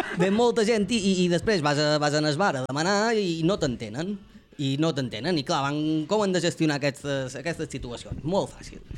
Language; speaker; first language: Catalan; native; Catalan